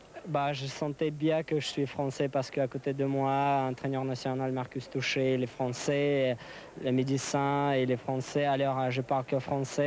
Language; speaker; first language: French; non-native, learner; Russian